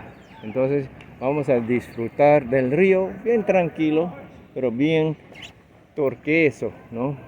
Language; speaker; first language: Spanish; non-native, fluent; English